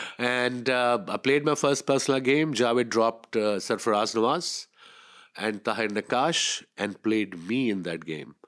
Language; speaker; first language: English; non-native, local second language; Urdu